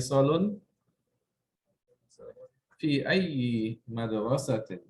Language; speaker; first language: Arabic; non-native, fluent; English